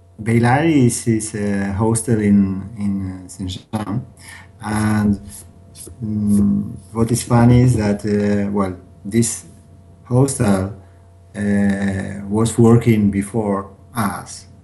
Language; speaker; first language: English; non-native, learner; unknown